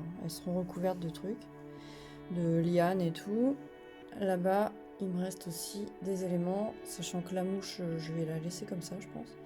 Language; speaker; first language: French; native; French